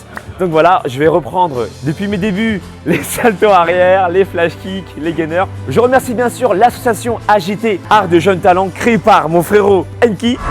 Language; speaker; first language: French; native; French